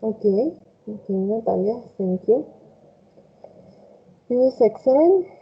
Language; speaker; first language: English; non-native, fluent; Spanish